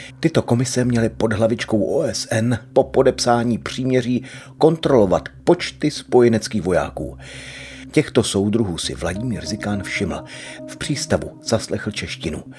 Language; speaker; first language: Czech; native; Czech